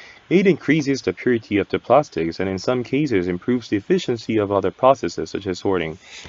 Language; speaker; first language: English; non-native, fluent; Korean